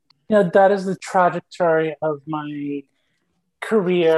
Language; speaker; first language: English; early bilingual, other home language; Spanish